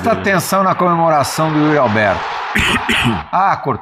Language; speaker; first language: Portuguese; native; Portuguese